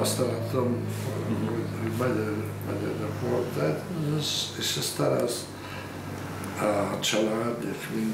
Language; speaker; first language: Hungarian; early bilingual, heritage; Hungarian